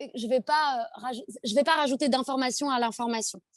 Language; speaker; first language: French; native; French